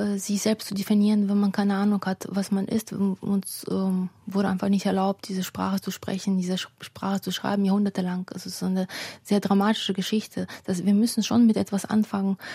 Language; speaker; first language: German; non-native, fluent; Russian